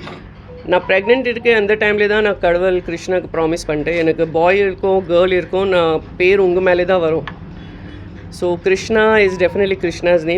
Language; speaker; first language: Tamil; non-native, fluent; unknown